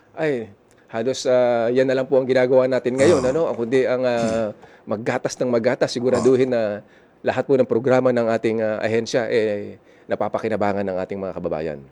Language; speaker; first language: Filipino; non-native, local second language; Iloko